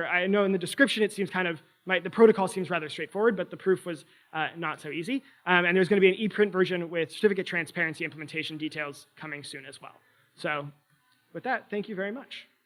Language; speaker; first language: English; native; English